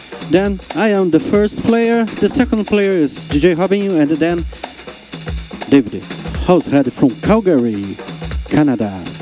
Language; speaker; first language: English; non-native, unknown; Portuguese